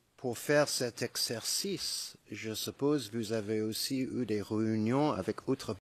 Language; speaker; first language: French; non-native, fluent; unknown